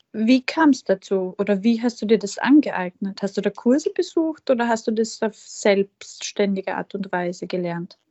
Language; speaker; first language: German; native; German